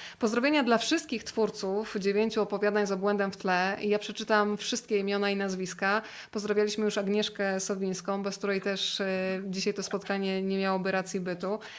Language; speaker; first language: Polish; native; Polish